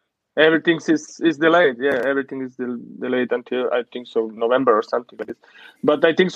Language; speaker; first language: English; non-native, learner; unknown